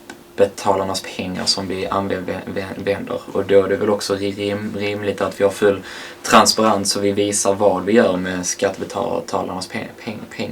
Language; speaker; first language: Swedish; native; Swedish